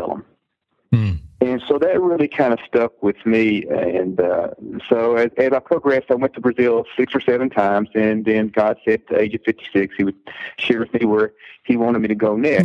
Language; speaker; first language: English; native; English